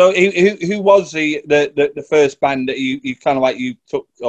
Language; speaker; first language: English; native; English